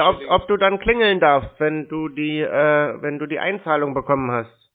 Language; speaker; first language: German; native; German